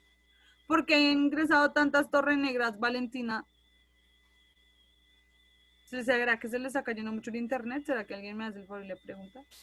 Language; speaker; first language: Spanish; native; Spanish